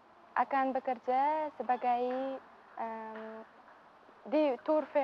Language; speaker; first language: Indonesian; non-native, learner; Uzbek